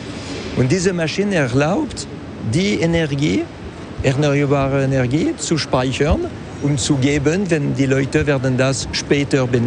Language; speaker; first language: German; non-native, local second language; French